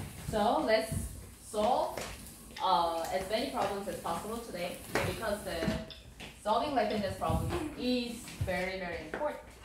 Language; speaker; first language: English; non-native, fluent; Korean